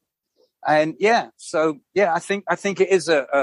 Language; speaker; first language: English; native; English